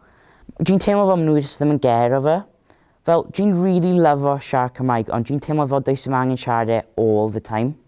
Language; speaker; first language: Welsh; non-native, local second language; English